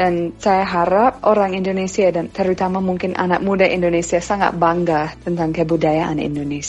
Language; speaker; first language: Indonesian; non-native, fluent; English